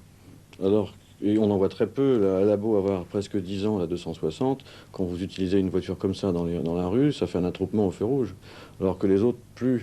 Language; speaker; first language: French; native; French